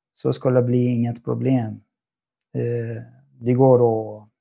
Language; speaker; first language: Swedish; non-native, fluent; Arabic